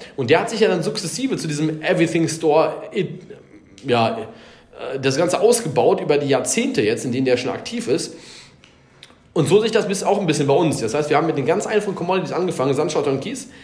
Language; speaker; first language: German; native; German